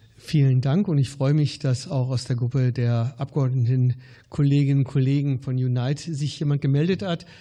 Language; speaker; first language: German; native; German